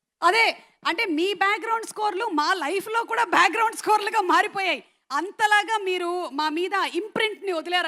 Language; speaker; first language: Telugu; native; Telugu